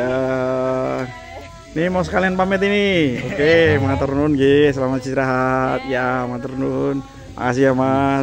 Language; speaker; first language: Indonesian; non-native, local second language; Javanese